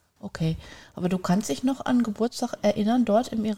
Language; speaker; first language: German; native; German